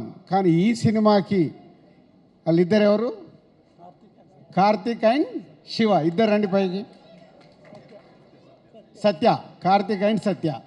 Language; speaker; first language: Telugu; native; Telugu